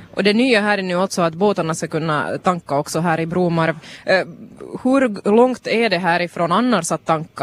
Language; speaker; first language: Swedish; native; Swedish